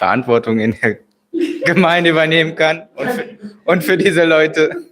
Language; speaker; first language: German; native; German